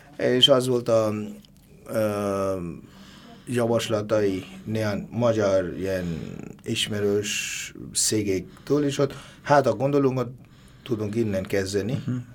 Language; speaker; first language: Hungarian; non-native, learner; Bangla